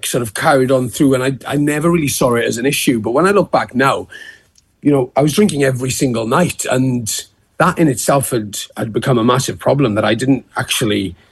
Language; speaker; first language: English; native; English